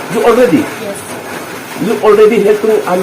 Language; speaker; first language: English; non-native, learner; Indonesian